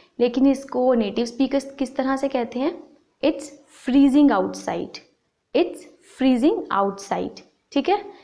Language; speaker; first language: Hindi; native; Hindi